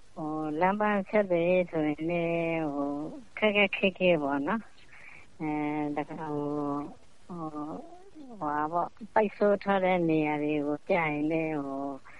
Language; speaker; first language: Burmese; native; Burmese